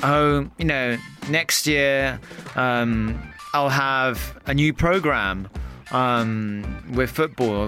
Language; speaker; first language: English; early bilingual, heritage; English